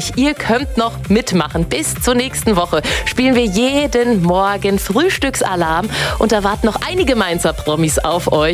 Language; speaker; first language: German; native; German